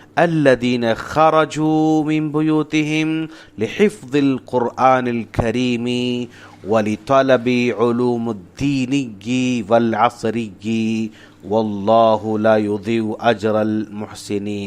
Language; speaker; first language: Arabic; non-native, fluent; Urdu